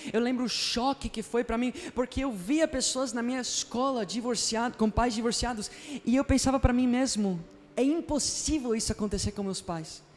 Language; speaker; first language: Portuguese; non-native, fluent; Spanish